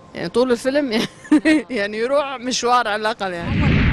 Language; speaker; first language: Arabic; native; Arabic